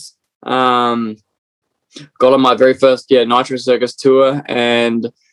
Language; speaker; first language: English; native; English